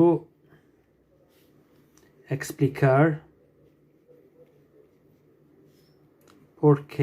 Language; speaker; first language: Spanish; non-native, fluent; English